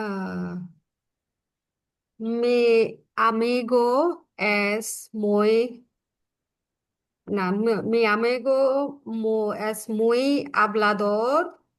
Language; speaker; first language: Spanish; non-native, learner; Bangla